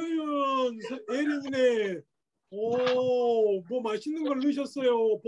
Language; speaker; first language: Korean; native; Korean